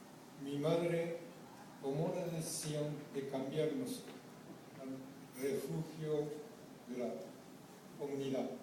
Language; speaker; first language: Spanish; non-native, fluent; Japanese